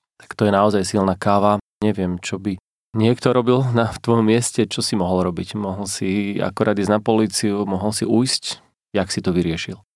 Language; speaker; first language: Slovak; native; Slovak